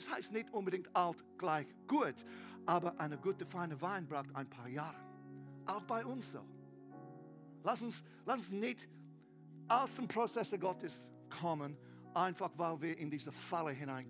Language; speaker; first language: German; non-native, learner; English